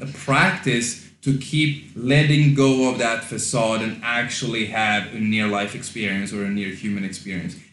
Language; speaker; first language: English; non-native, fluent; Swedish